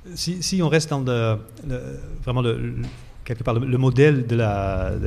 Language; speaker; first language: French; non-native, fluent; Dutch